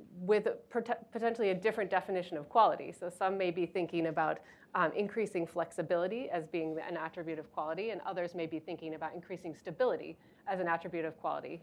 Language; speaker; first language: English; native; English